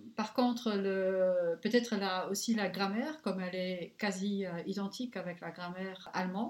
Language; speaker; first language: French; non-native, local second language; Luxembourgish